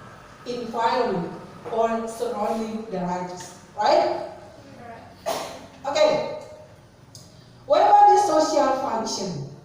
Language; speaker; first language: English; non-native, fluent; Indonesian